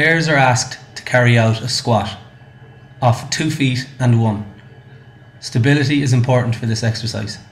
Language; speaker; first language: English; native; English